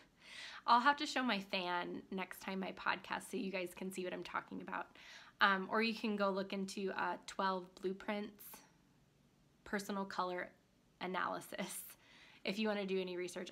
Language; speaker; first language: English; native; English